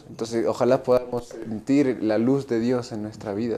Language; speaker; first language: Spanish; native; Spanish